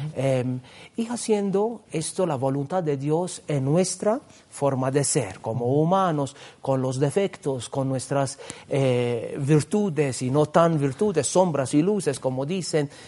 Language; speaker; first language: Spanish; non-native, fluent; Maltese